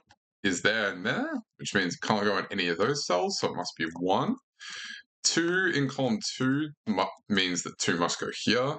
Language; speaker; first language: English; native; English